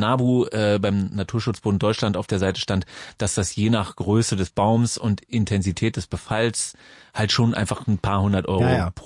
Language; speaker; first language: German; native; German